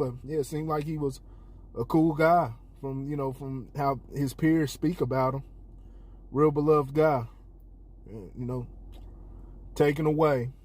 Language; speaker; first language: English; native; English